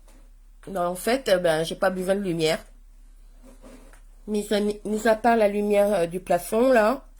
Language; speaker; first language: French; native; French